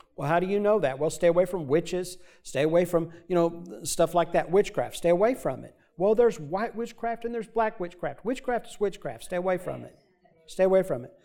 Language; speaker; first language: English; native; English